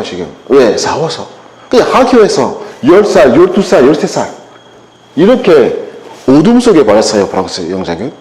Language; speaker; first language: Korean; non-native, learner; French